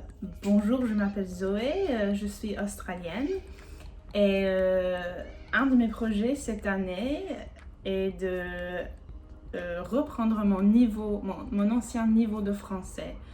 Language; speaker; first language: French; non-native, fluent; English